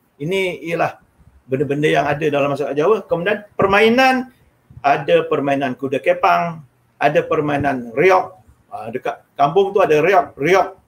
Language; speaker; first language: Malay; non-native, local second language; Javanese